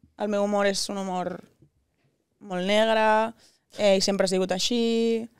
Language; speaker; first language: Catalan; non-native, local second language; Spanish